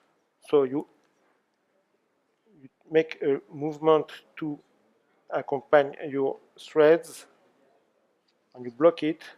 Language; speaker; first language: English; non-native, learner; French